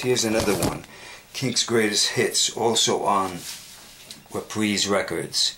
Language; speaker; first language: English; native; English